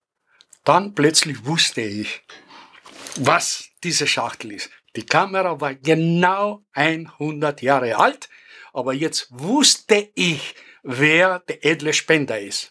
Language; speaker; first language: German; non-native, fluent; Greek